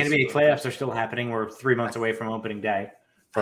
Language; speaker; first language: English; native; English